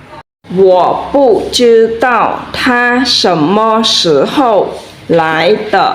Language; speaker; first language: Chinese; non-native, fluent; Khmer